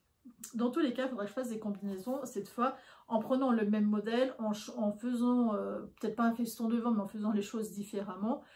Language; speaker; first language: French; native; French